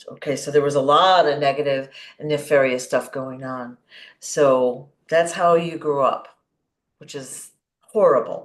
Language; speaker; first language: English; native; English